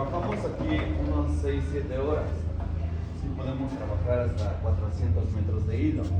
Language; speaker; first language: Spanish; non-native, local second language; Zapotec